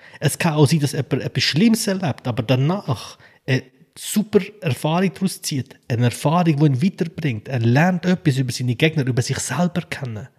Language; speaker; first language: German; early bilingual, other home language; Albanian